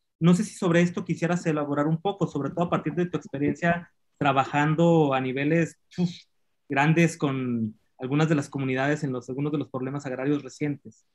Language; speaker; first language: Spanish; native; Spanish